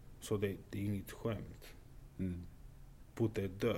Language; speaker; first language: Swedish; non-native, fluent; Romanian